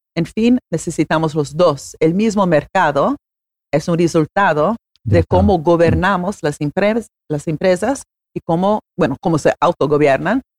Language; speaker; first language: Spanish; non-native, fluent; Italian